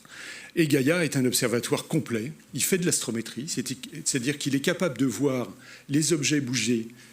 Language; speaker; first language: French; native; French